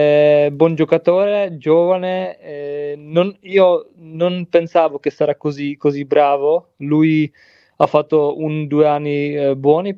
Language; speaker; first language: Italian; non-native, learner; Czech